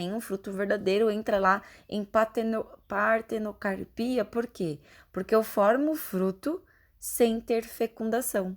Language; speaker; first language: Portuguese; native; Portuguese